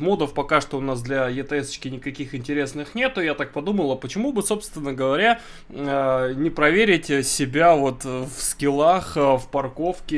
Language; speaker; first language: Russian; native; Russian